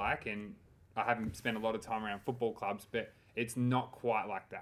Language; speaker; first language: English; native; English